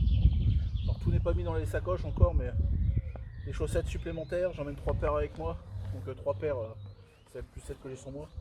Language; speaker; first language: French; native; French